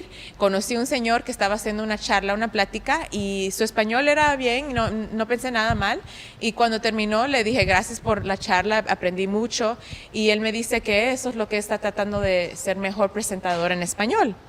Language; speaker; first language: Spanish; early bilingual, heritage; Spanish